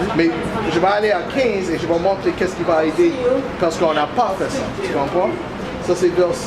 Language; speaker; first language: French; non-native, learner; English